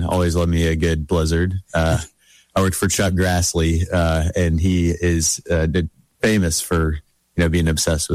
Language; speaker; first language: English; native; English